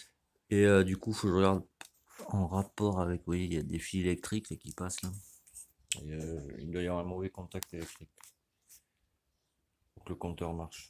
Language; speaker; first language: French; native; French